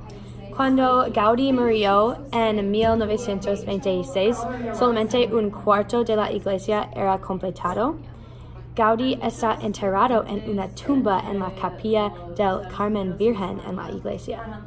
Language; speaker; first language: Spanish; non-native, learner; English